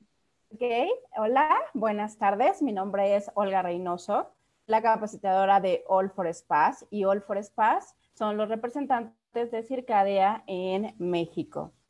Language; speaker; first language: Spanish; native; Spanish